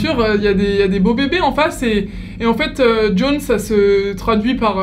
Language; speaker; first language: French; native; French